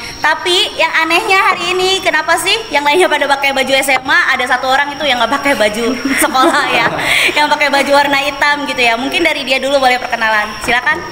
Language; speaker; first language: Indonesian; native; Indonesian